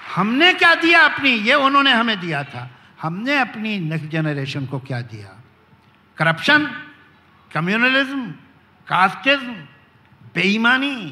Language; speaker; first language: Hindi; native; Hindi